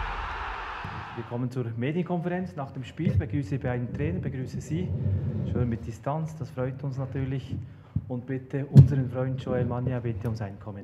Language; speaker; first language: German; native; German